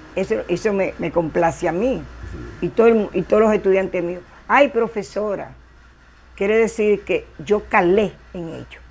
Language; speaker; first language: Spanish; native; Spanish